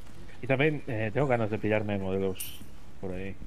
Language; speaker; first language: Spanish; native; Spanish